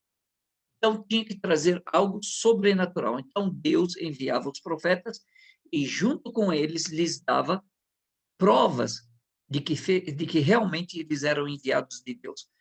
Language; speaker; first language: Portuguese; non-native, fluent; Arabic